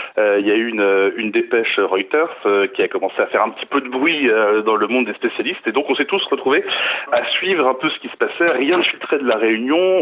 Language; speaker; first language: French; native; French